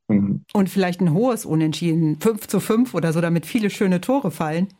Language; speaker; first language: German; native; German